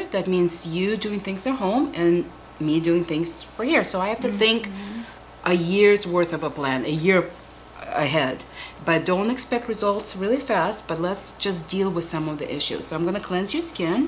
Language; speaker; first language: English; non-native, fluent; Russian